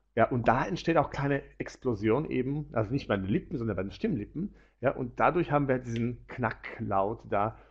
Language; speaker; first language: German; non-native, fluent; Polish